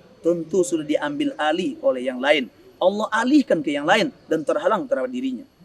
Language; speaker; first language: Indonesian; non-native, local second language; Minangkabau